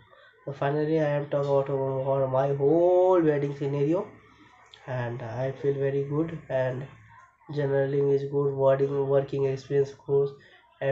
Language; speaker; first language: English; non-native, learner; Bangla